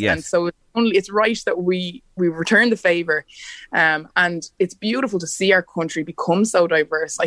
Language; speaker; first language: English; native; English